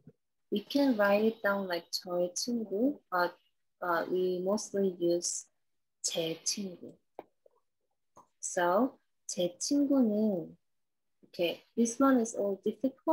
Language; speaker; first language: English; non-native, learner; Korean